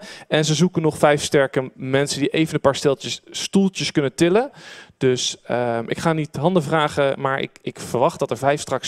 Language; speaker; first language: Dutch; native; Dutch